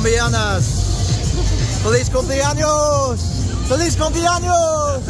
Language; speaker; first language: Spanish; non-native, learner; English